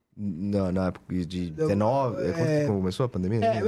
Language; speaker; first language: Portuguese; native; Portuguese